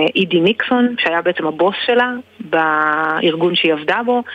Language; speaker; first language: Hebrew; native; Hebrew